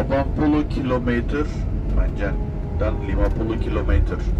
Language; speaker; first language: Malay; non-native, fluent; Turkish